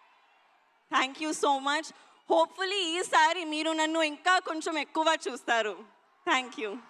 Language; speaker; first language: Telugu; non-native, learner; Hindi